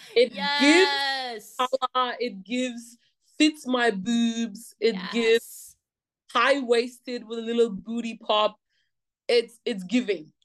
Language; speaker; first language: English; native; English